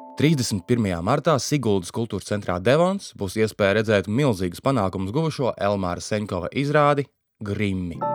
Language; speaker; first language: Latvian; native; Latvian